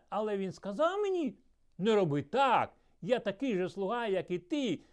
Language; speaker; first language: Ukrainian; early bilingual, other home language; Russian